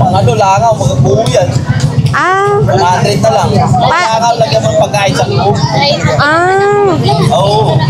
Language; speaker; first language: Filipino; native; Filipino